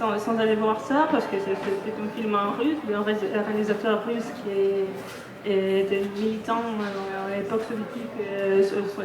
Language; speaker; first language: French; non-native, fluent; Russian